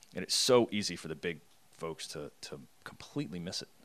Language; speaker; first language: English; native; English